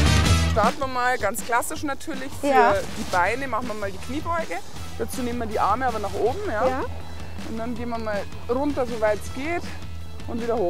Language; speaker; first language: German; native; German